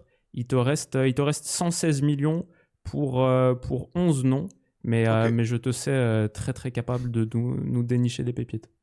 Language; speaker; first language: French; native; French